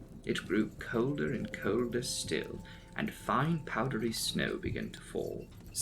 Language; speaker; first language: English; native; English